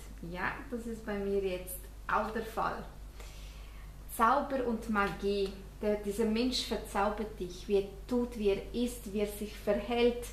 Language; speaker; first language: German; non-native, fluent; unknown